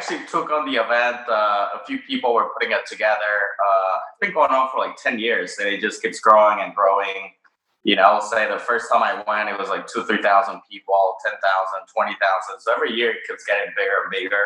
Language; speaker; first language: English; non-native, fluent; Spanish